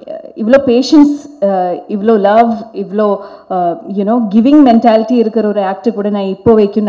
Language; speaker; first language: Tamil; non-native, fluent; Malayalam